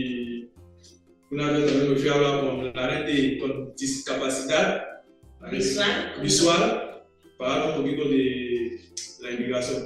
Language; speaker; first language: Spanish; non-native, learner; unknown